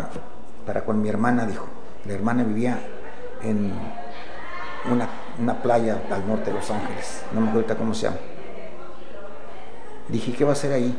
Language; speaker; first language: Spanish; native; Spanish